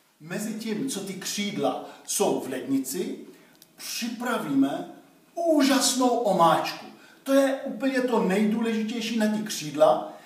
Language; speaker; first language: Czech; non-native, fluent; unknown